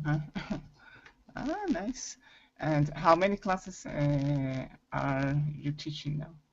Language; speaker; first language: English; non-native, learner; Spanish